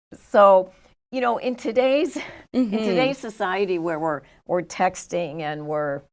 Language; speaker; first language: English; native; English